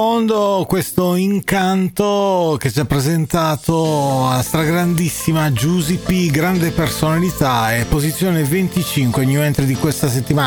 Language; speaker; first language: Italian; native; Italian